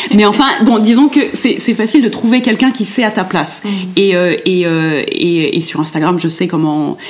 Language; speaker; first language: French; early bilingual, other home language; German